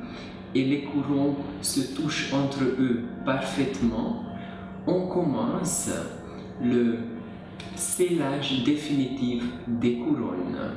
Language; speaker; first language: French; non-native, fluent; Hungarian